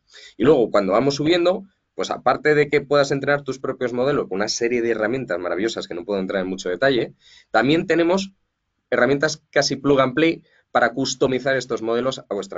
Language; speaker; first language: Spanish; native; Spanish